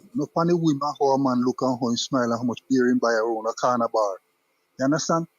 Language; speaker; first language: English; non-native, local second language; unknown